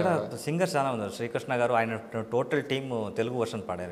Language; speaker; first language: Telugu; non-native, learner; Kannada